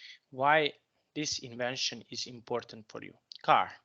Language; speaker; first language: English; non-native, fluent; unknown